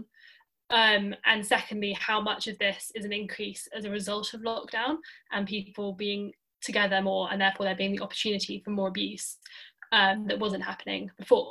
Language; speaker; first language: English; native; English